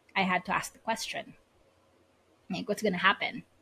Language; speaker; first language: English; non-native, local second language; Filipino